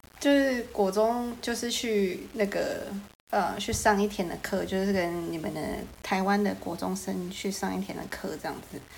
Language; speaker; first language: Chinese; native; Chinese